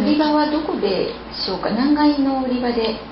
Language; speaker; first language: Japanese; native; Japanese